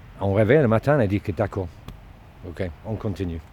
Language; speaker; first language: French; non-native, learner; Dutch